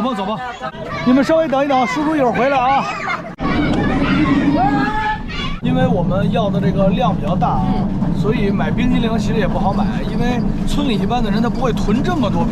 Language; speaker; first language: Chinese; native; Chinese